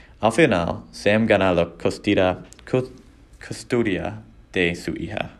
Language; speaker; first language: Spanish; non-native, learner; English